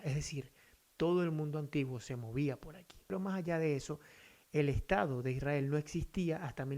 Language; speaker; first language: Spanish; native; Spanish